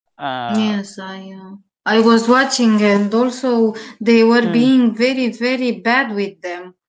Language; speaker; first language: English; non-native, learner; Romanian